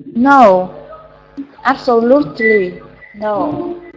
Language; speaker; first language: English; non-native, learner; Vietnamese